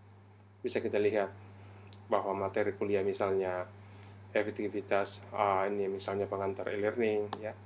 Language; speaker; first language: Indonesian; native; Indonesian